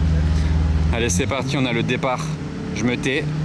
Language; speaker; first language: French; native; French